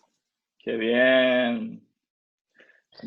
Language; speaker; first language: Spanish; non-native, fluent; Portuguese